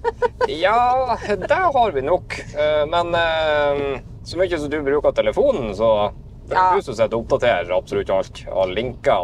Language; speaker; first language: Norwegian; native; Norwegian